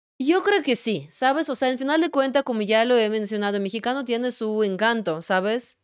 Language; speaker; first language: Spanish; non-native, fluent; Russian